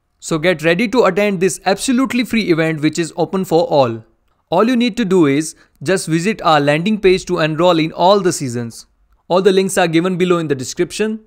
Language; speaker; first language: English; non-native, local second language; Hindi